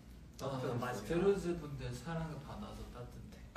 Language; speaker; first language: Korean; non-native, fluent; Chinese